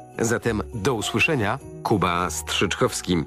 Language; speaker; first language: Polish; native; Polish